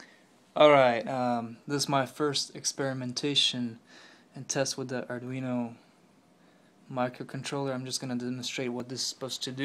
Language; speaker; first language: English; native; English